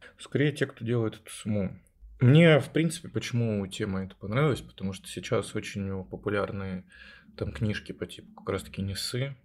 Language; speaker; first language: Russian; native; Russian